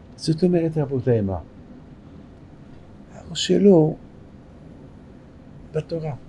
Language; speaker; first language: Hebrew; non-native, fluent; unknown